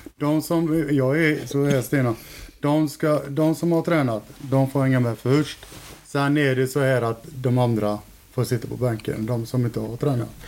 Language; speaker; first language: Swedish; native; Swedish